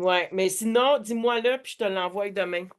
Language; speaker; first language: French; native; French